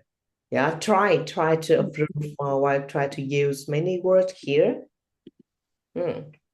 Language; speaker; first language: English; non-native, learner; Vietnamese